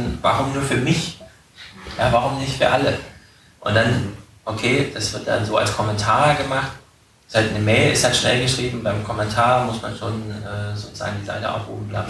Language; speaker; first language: German; native; German